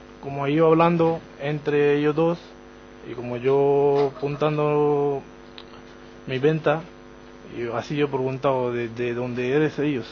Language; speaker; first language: Spanish; non-native, learner; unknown